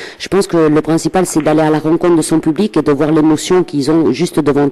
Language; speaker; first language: French; native; French